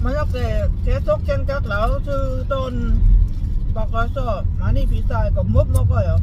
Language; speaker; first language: Korean; non-native, learner; Lao